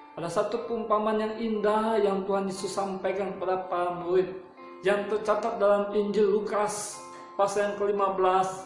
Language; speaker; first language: Indonesian; native; Indonesian